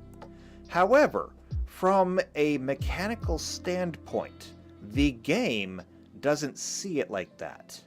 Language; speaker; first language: English; native; English